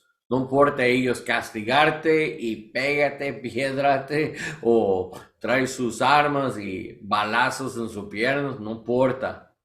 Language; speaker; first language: Spanish; non-native, learner; English